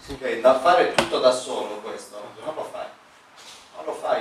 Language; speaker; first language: Italian; native; Italian